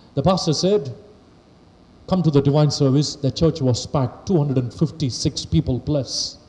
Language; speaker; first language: English; non-native, local second language; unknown